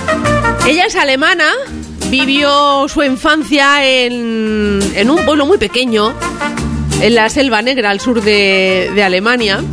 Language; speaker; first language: Spanish; native; Spanish